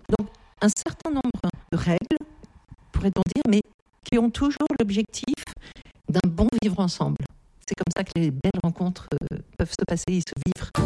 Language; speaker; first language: French; native; French